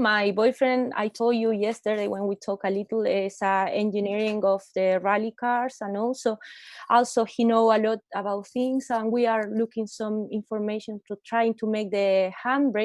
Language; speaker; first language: English; non-native, learner; Spanish